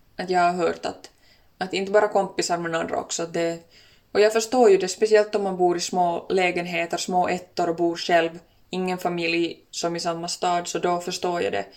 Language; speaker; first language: Swedish; native; Swedish